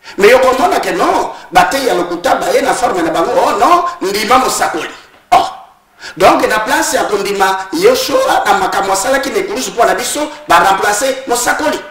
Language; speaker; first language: Lingala; native; Lingala